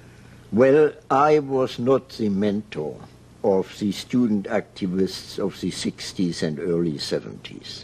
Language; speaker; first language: English; non-native, fluent; German